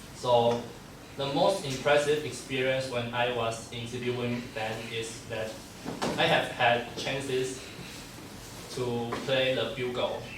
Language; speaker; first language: English; non-native, learner; Chinese